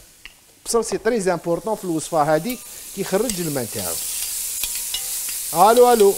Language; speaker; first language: Arabic; native; Arabic